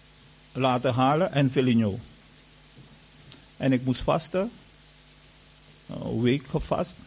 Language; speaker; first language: Dutch; non-native, fluent; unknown